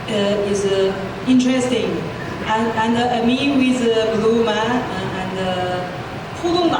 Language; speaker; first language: English; non-native, learner; Chinese